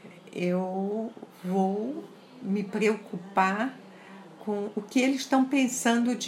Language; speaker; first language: Portuguese; early bilingual, other home language; French